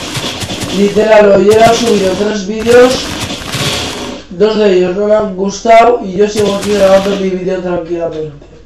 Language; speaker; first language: Spanish; native; Spanish